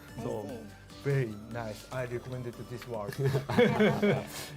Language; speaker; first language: English; non-native, learner; Japanese